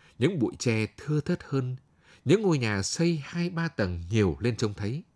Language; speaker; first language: Vietnamese; native; Vietnamese